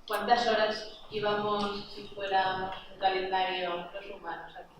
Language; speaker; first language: Spanish; non-native, local second language; Catalan